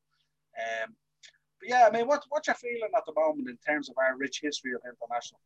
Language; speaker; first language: English; native; English